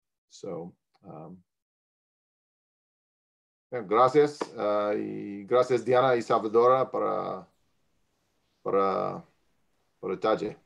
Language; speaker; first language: Spanish; non-native, learner; English